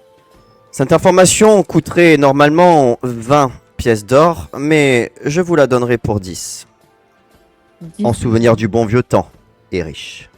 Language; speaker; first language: French; native; French